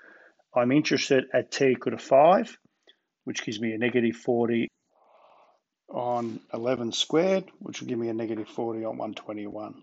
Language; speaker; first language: English; native; English